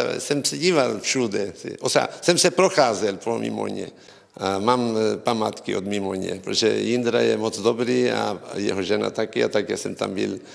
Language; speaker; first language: Czech; early bilingual, heritage; Czech